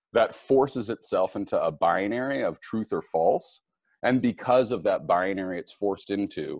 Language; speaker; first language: English; native; English